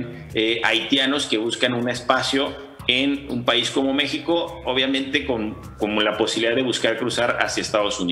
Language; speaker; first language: Spanish; native; Spanish